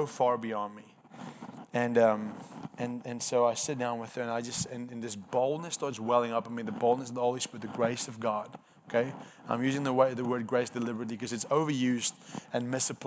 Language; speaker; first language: English; non-native, local second language; Afrikaans